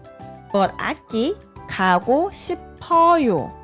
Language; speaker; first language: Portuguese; non-native, fluent; Korean